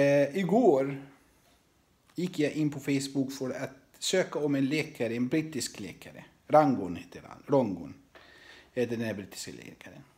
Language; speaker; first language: Swedish; non-native, fluent; Arabic